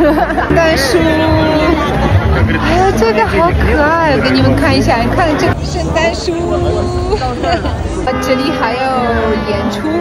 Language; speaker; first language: Chinese; non-native, fluent; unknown